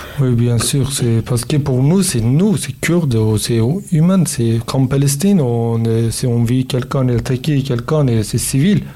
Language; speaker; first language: French; non-native, learner; Kurdish